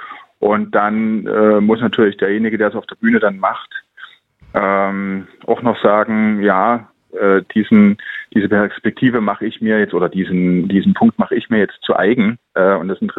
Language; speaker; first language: German; native; German